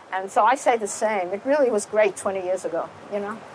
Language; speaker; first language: English; native; English